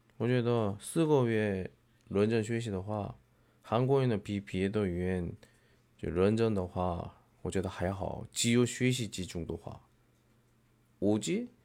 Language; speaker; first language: Chinese; non-native, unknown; Korean